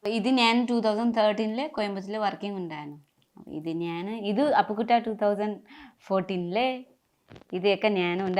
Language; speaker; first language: Malayalam; non-native, learner; Nepali